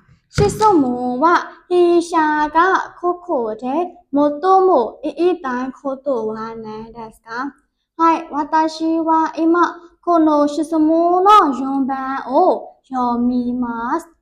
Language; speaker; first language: Japanese; non-native, learner; Burmese